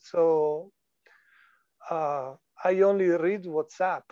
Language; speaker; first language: English; non-native, learner; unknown